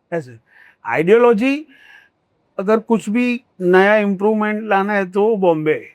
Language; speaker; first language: Hindi; non-native, local second language; Marathi